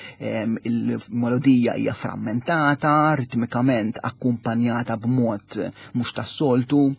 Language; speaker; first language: Maltese; native; Maltese